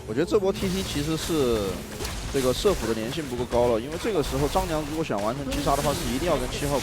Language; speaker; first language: Chinese; native; Chinese